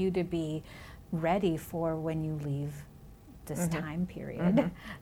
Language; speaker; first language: English; early bilingual, other home language; Spanish